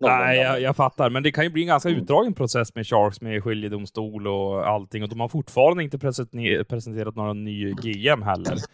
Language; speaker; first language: Swedish; native; Swedish